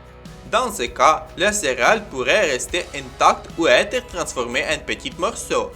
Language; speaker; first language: French; non-native, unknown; Ukrainian